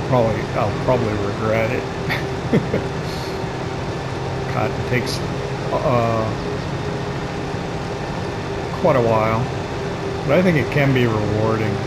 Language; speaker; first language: English; native; English